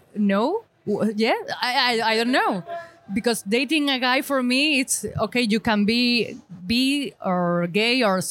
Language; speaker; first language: English; non-native, learner; Spanish